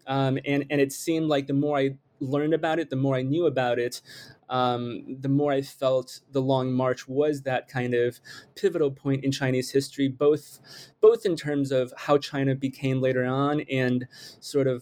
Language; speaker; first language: English; native; English